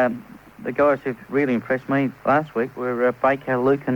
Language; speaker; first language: English; native; English